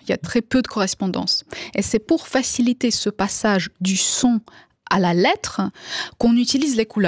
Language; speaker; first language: French; non-native, fluent; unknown